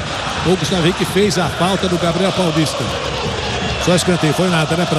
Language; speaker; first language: Portuguese; native; Portuguese